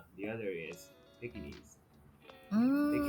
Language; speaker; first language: English; non-native, fluent; Japanese